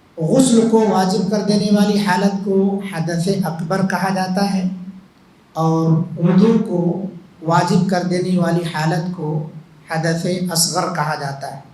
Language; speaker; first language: Urdu; native; Urdu